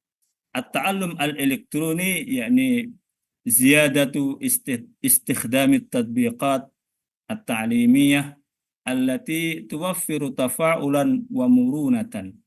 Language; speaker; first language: Arabic; non-native, fluent; Indonesian